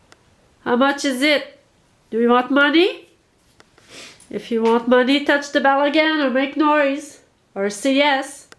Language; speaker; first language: English; non-native, learner; French